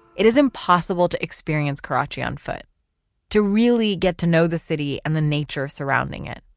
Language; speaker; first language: English; non-native, local second language; Urdu